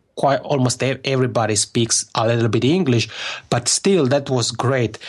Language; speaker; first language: English; non-native, fluent; Italian